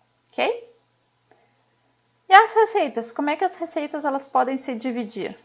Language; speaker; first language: Portuguese; native; Portuguese